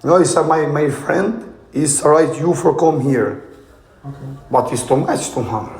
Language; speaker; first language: English; non-native, learner; Albanian